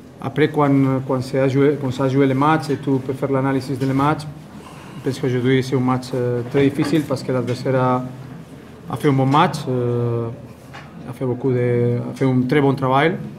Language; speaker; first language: French; non-native, fluent; Spanish